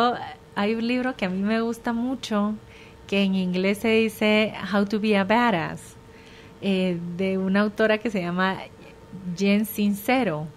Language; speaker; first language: Spanish; native; Spanish